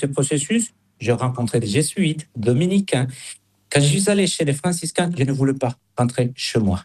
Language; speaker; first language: French; non-native, fluent; Spanish